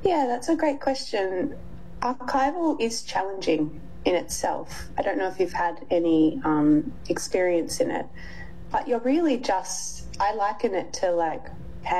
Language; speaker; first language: English; native; English